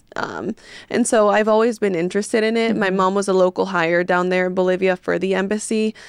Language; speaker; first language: English; early bilingual, other home language; Spanish